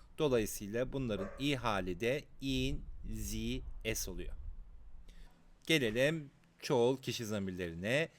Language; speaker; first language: Turkish; native; Turkish